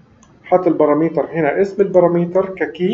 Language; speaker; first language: Arabic; native; Arabic